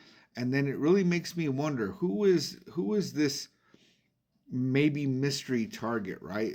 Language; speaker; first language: English; native; English